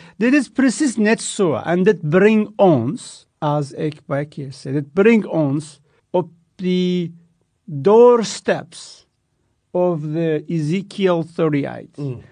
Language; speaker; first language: Afrikaans; non-native, local second language; English